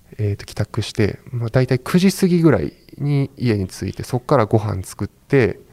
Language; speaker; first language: Japanese; native; Japanese